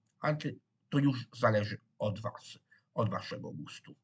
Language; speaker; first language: Polish; non-native, fluent; Italian